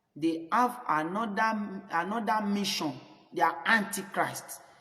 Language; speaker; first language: English; non-native, local second language; Yoruba